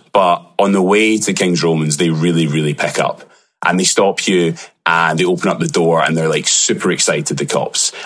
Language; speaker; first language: English; native; English